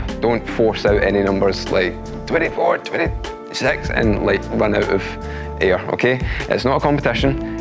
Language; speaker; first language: English; native; English